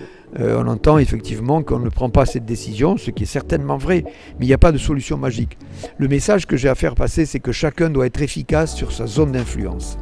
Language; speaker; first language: French; native; French